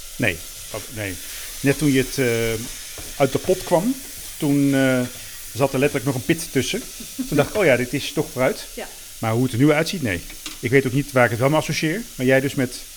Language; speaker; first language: Dutch; native; Dutch